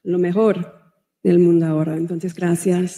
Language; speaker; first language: Spanish; non-native, learner; English